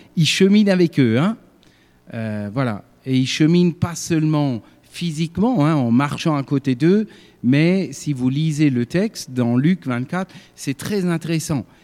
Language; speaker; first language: French; native; French